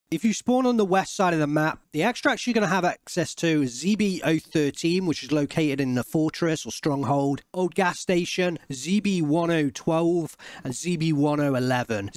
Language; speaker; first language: English; native; English